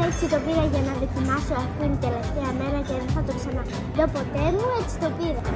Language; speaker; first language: Greek; early bilingual, heritage; Greek